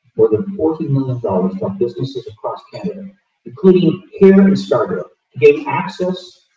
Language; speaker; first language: English; native; English